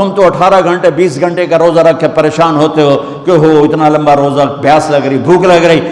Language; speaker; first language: Urdu; non-native, local second language; Punjabi